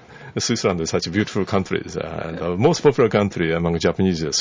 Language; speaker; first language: English; non-native, learner; Japanese